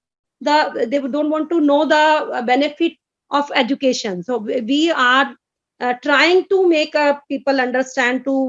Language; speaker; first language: English; non-native, fluent; Hindi